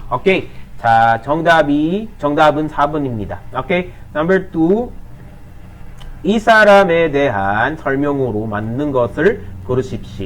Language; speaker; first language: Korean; non-native, fluent; Filipino